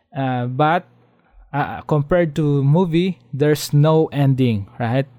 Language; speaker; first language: English; non-native, local second language; Filipino